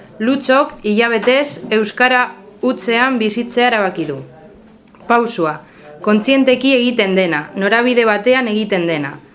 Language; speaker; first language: Basque; non-native, local second language; Spanish